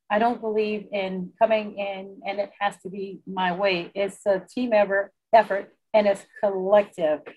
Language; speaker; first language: English; native; English